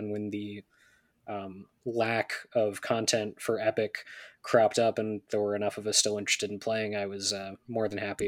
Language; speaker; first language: English; native; English